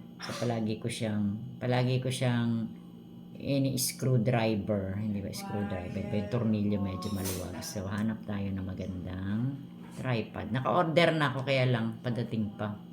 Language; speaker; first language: Filipino; non-native, local second language; Cebuano